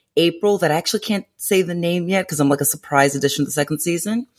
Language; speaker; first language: English; early bilingual, other home language; Greek